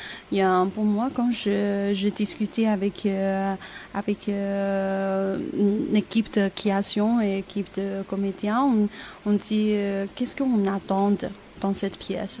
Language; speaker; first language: French; non-native, fluent; Chinese